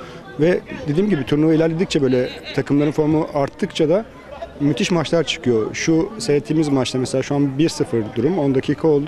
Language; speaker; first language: Turkish; native; Turkish